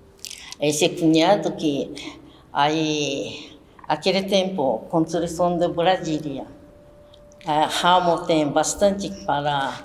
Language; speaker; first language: Portuguese; non-native, learner; Japanese